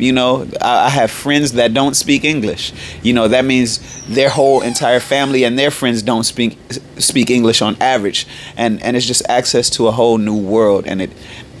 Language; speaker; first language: English; native; English